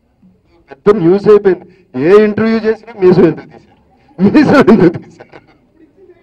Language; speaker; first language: Telugu; native; Telugu